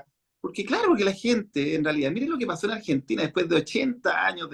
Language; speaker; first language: Spanish; native; Spanish